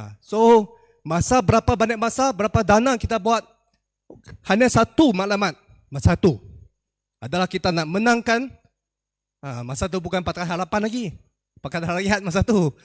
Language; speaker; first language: Malay; non-native, local second language; Chinese